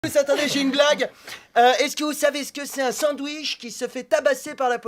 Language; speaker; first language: French; native; French